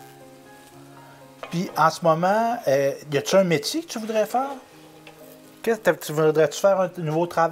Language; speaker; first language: French; native; French